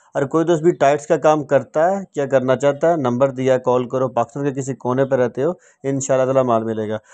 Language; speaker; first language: Urdu; native; Urdu